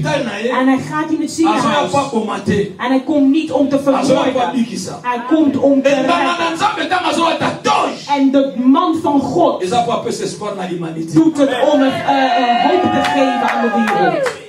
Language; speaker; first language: Dutch; non-native, fluent; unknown